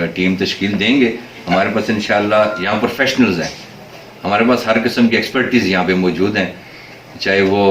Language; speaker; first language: Urdu; non-native, local second language; Northern Hindko